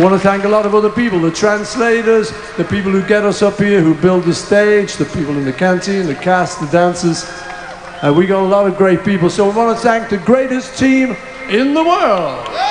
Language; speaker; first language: English; native; English